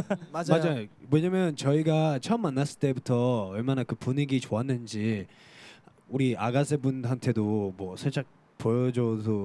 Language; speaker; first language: Korean; non-native, fluent; Cantonese